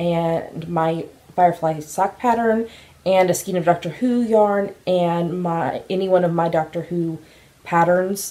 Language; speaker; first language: English; native; English